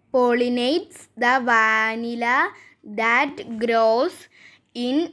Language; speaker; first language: English; non-native, local second language; Malayalam